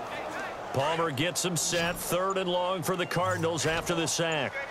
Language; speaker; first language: English; native; English